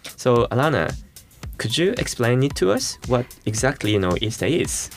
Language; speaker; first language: English; non-native, fluent; Japanese